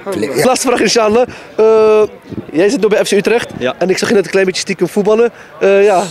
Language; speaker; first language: Dutch; native; Dutch